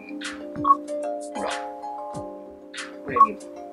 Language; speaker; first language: Japanese; native; Japanese